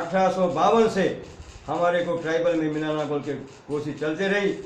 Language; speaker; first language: Hindi; non-native, local second language; Lambadi